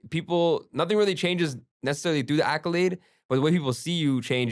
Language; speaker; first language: English; early bilingual, other home language; Gujarati